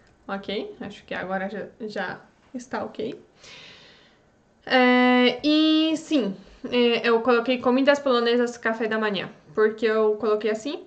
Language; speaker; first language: Portuguese; non-native, fluent; Polish